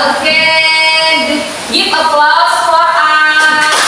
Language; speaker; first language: English; non-native, learner; Indonesian